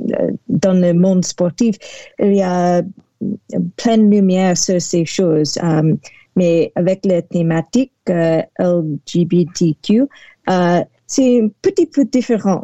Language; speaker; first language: French; non-native, learner; English